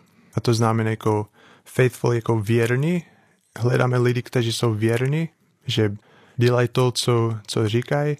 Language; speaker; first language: Czech; non-native, fluent; English